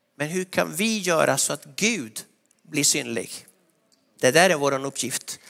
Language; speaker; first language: Swedish; non-native, fluent; Spanish